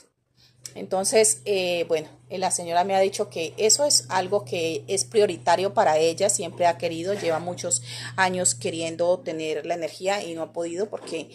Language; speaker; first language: Spanish; native; Spanish